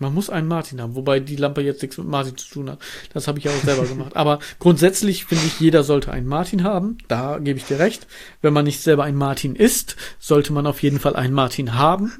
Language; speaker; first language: German; native; German